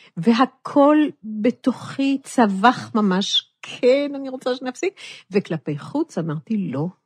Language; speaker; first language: Hebrew; native; Hebrew